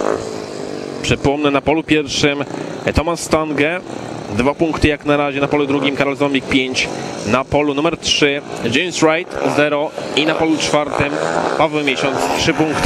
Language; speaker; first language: Polish; native; Polish